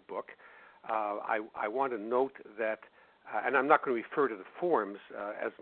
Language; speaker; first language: English; native; English